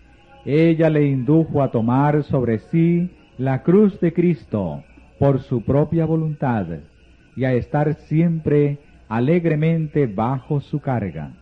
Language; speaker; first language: Spanish; native; Spanish